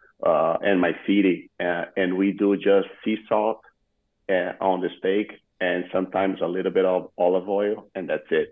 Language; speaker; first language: English; non-native, fluent; Portuguese